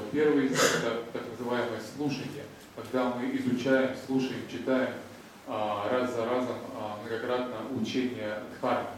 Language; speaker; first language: Russian; native; Russian